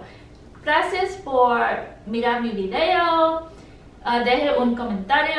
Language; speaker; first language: Spanish; non-native, learner; English